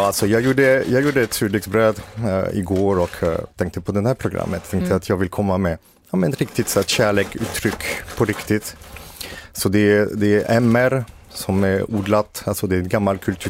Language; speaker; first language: Swedish; native; Swedish